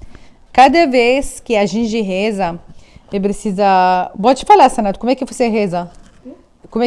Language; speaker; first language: Portuguese; non-native, learner; Arabic